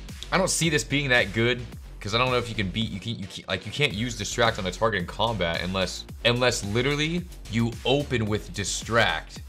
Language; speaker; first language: English; native; English